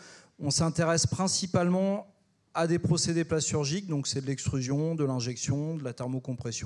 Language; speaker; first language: French; native; French